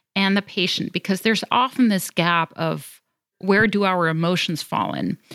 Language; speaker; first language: English; non-native, fluent; German